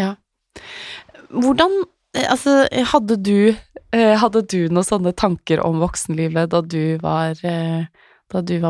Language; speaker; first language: Norwegian; native; Norwegian